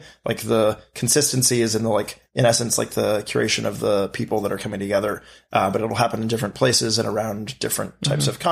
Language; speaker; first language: English; native; English